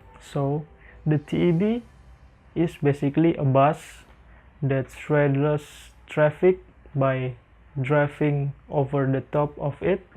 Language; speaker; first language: English; non-native, learner; Indonesian